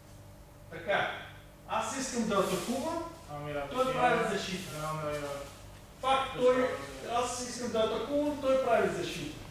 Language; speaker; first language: Bulgarian; non-native, learner; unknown